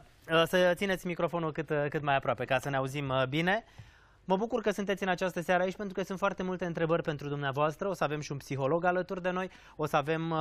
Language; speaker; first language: Romanian; native; Romanian